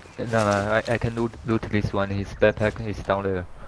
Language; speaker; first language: English; non-native, learner; Chinese